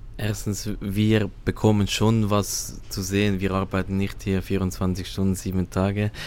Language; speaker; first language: German; native; German